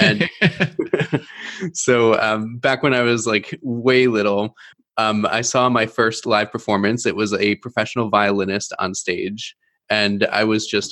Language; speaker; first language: English; native; English